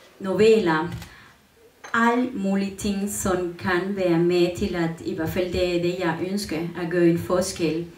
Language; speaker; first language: Danish; non-native, learner; Spanish